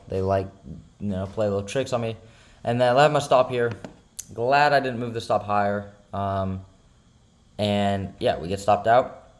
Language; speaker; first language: English; native; English